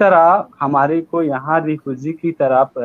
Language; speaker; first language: Hindi; non-native, learner; Rohingya